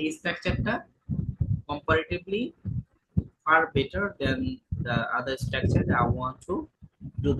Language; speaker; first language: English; non-native, fluent; Bangla